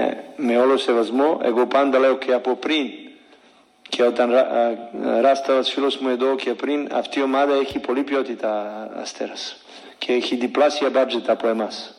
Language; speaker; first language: Greek; non-native, fluent; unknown